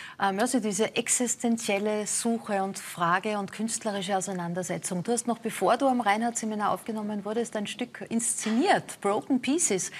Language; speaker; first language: German; native; German